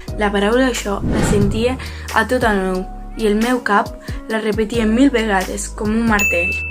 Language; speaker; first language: Catalan; non-native, learner; Italian